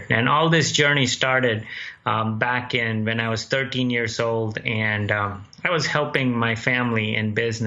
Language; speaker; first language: English; non-native, local second language; Gujarati